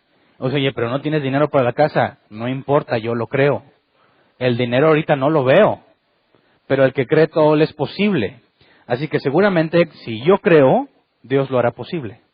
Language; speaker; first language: Spanish; native; Spanish